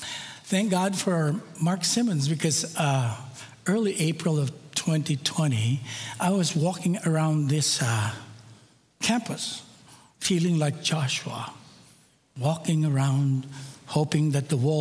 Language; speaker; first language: English; non-native, local second language; Filipino